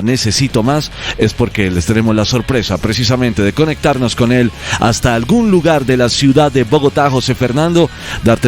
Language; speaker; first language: Spanish; native; Spanish